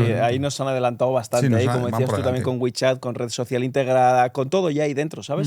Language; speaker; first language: Spanish; native; Spanish